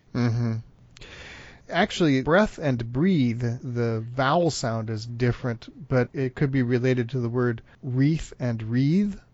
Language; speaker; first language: English; native; English